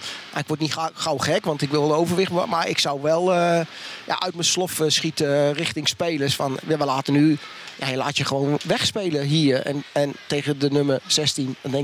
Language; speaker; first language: Dutch; native; Dutch